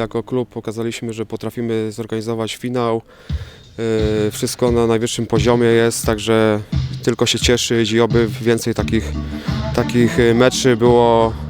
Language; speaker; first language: Polish; native; Polish